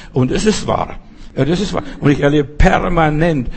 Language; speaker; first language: German; non-native, fluent; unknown